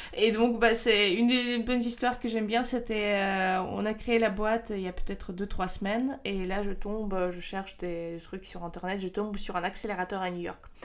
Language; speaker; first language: French; non-native, fluent; Russian